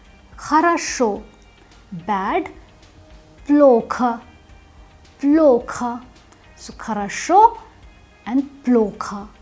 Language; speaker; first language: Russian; non-native, fluent; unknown